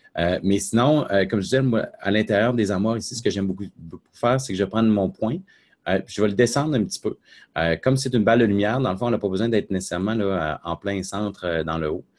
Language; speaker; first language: French; native; French